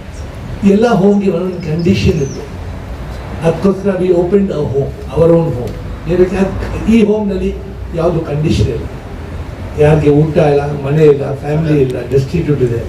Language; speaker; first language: Kannada; non-native, local second language; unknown